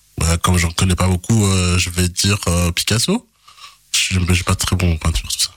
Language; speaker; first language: French; early bilingual, other home language; Lingala